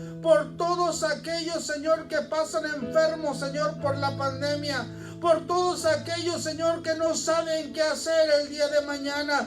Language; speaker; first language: Spanish; native; Spanish